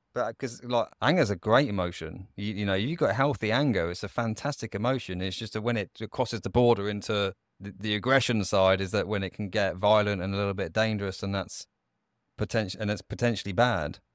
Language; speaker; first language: English; native; English